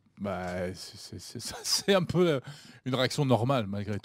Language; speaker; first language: French; native; French